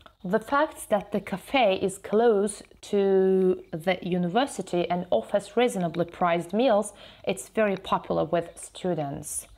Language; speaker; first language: English; non-native, fluent; Azerbaijani